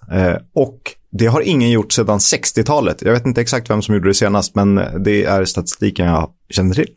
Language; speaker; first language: Swedish; native; Swedish